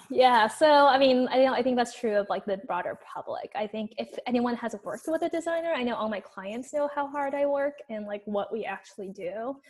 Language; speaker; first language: English; native; English